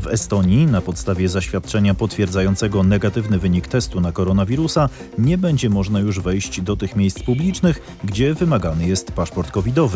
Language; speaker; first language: Polish; native; Polish